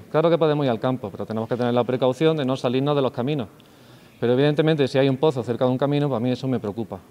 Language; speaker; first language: Spanish; native; Spanish